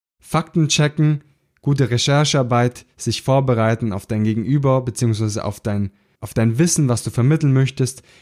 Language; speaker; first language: German; early bilingual, other home language; Italian